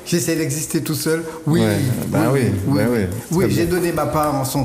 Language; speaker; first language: French; native; French